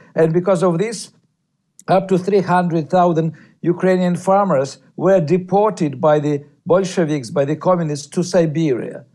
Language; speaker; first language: English; non-native, fluent; Russian